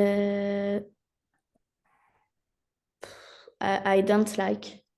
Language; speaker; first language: English; non-native, learner; French